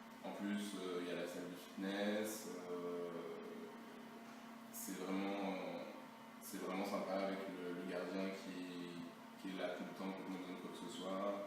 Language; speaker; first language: French; native; French